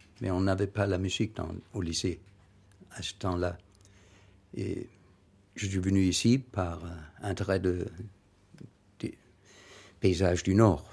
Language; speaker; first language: French; non-native, learner; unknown